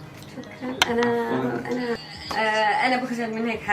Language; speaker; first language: Arabic; native; Arabic